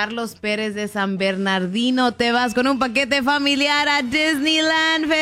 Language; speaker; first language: Spanish; native; Spanish